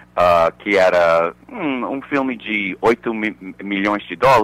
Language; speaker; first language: Portuguese; non-native, fluent; English